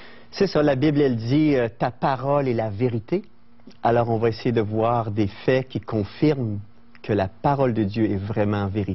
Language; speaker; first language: French; native; French